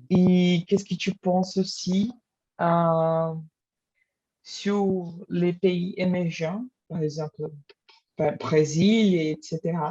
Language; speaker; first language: French; non-native, learner; Portuguese